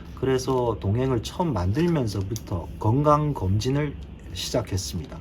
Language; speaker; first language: Korean; native; Korean